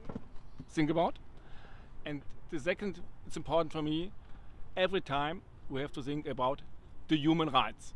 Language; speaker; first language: English; non-native, learner; German